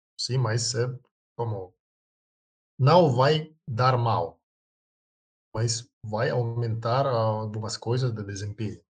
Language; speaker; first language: Portuguese; non-native, learner; Russian